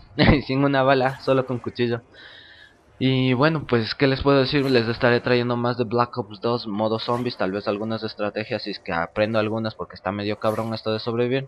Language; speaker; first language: Spanish; native; Spanish